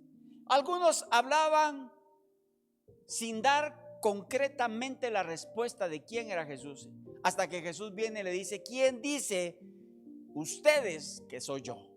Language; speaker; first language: Spanish; native; Spanish